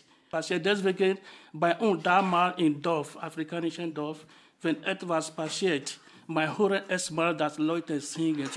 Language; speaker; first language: German; non-native, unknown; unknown